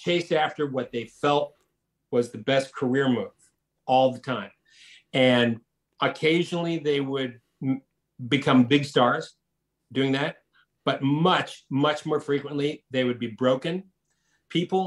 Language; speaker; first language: English; native; English